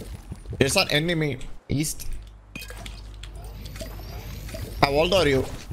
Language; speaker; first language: English; non-native, learner; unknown